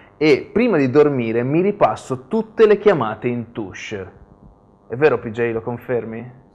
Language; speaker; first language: Italian; native; Italian